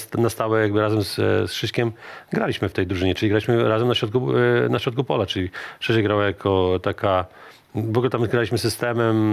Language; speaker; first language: Polish; native; Polish